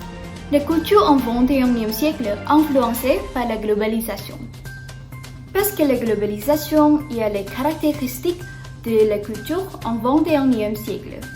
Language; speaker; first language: French; non-native, learner; Indonesian